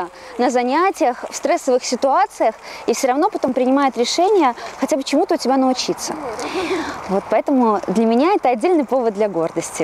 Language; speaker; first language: Russian; native; Russian